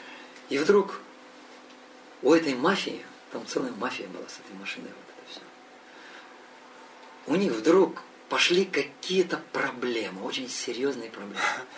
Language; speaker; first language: Russian; native; Russian